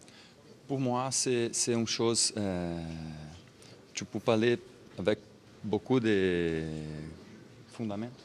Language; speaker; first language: French; non-native, learner; Portuguese